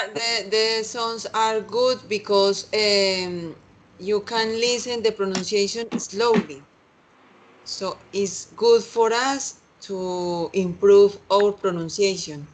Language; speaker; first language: English; non-native, learner; Spanish